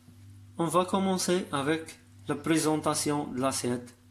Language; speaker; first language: French; non-native, learner; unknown